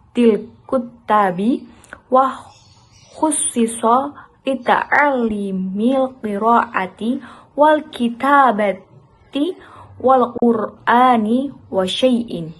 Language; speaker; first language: Arabic; non-native, learner; Indonesian